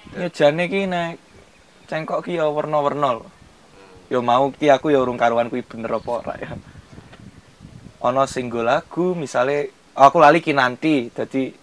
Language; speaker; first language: Javanese; non-native, local second language; Indonesian